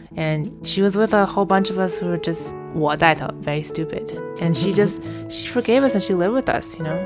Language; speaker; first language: English; early bilingual, other home language; Chinese